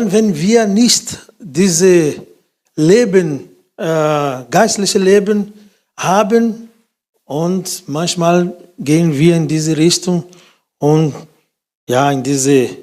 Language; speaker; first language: German; non-native, fluent; Portuguese